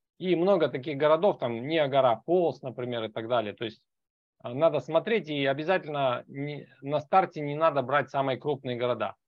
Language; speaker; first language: Russian; native; Russian